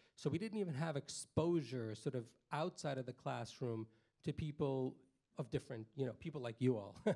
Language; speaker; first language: English; native; English